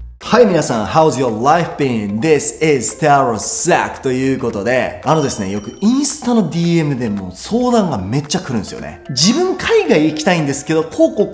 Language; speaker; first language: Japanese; native; Japanese